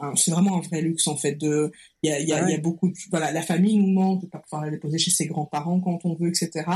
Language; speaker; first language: French; native; French